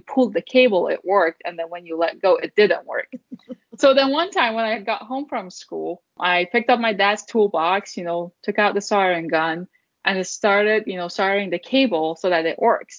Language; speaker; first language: English; non-native, fluent; Persian